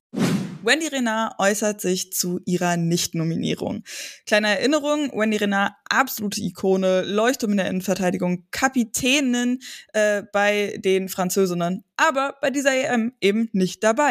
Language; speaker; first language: German; native; German